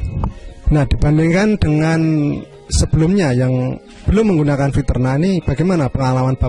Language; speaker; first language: Indonesian; native; Indonesian